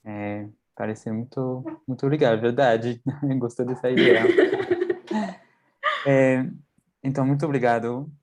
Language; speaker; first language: Portuguese; non-native, fluent; French